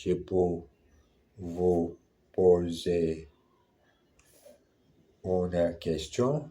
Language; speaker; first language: French; non-native, learner; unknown